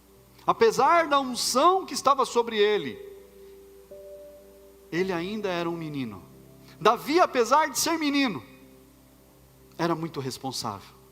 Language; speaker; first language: Portuguese; native; Portuguese